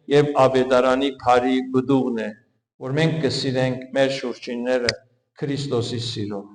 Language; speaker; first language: Armenian; early bilingual, heritage; Armenian